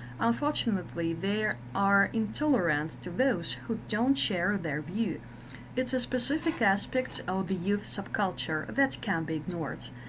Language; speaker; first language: English; non-native, fluent; Russian